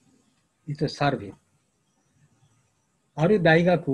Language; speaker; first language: Japanese; non-native, learner; Bangla